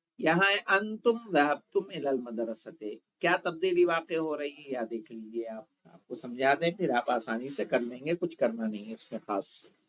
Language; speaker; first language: Urdu; native; Urdu